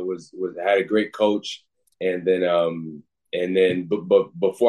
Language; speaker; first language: English; native; English